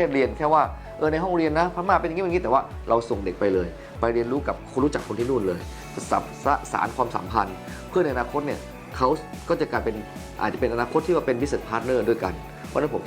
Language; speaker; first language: Thai; native; Thai